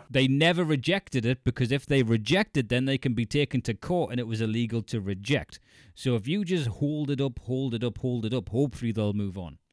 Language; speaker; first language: English; native; English